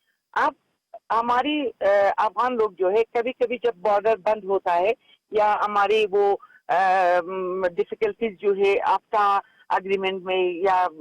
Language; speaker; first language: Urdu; non-native, fluent; Persian